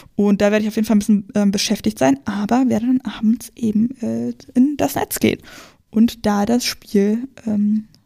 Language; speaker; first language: German; native; German